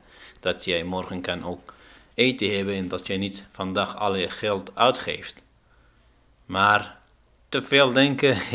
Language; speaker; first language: Dutch; non-native, fluent; Arabic